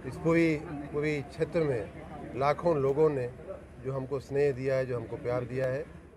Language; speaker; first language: Hindi; native; Hindi